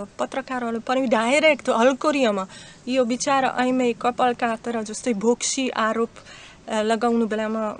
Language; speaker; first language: Nepali; non-native, learner; Slovak